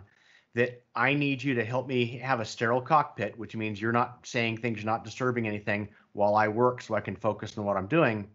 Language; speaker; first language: English; native; English